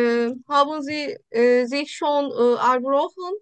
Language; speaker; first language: German; non-native, learner; Turkish